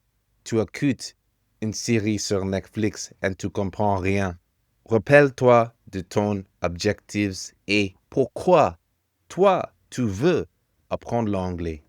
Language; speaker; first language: French; non-native, fluent; English